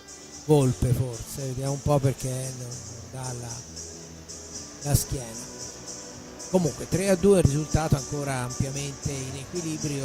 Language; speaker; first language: Italian; native; Italian